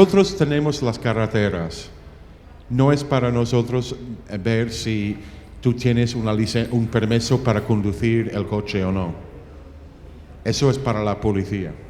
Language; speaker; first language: Spanish; non-native, fluent; English